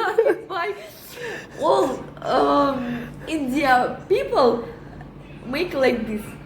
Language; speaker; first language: English; non-native, learner; Russian